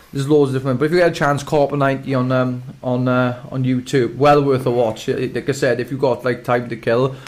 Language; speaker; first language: English; native; English